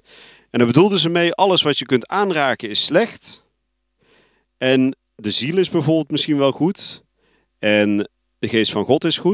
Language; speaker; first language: Dutch; native; Dutch